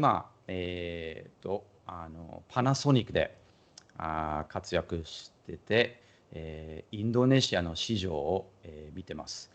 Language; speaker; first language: Japanese; non-native, fluent; German